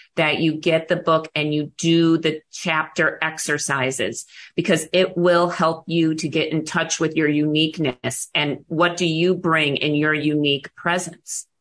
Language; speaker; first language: English; native; English